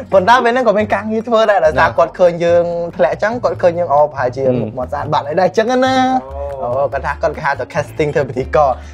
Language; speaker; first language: Khmer; non-native, local second language; Lao